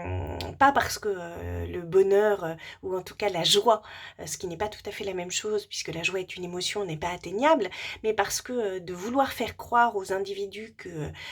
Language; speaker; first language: French; native; French